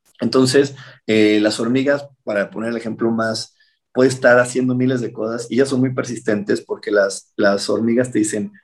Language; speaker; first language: Spanish; native; Spanish